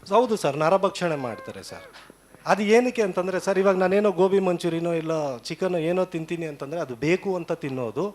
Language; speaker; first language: Kannada; native; Kannada